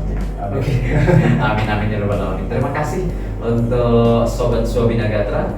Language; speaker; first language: Indonesian; non-native, local second language; Javanese